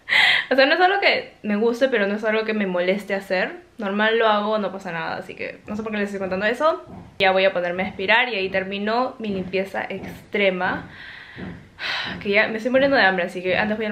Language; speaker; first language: Spanish; native; Spanish